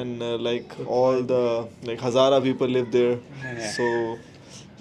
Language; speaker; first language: English; non-native, local second language; Hindi